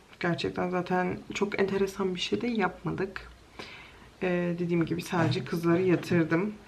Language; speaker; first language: Turkish; early bilingual, heritage; Turkish